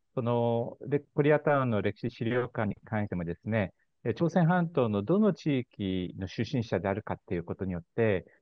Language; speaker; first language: Japanese; non-native, fluent; Korean